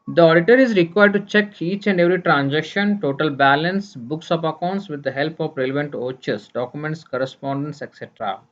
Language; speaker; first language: English; non-native, local second language; Kannada